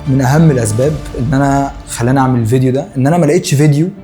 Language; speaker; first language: Arabic; native; Arabic